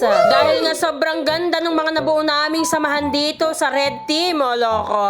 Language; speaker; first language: Filipino; native; Filipino